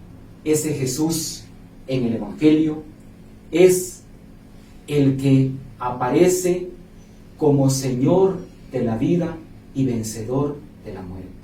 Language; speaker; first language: Spanish; native; Spanish